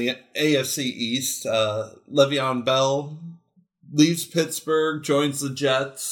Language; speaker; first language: English; native; English